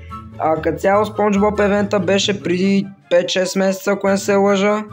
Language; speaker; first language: Bulgarian; native; Bulgarian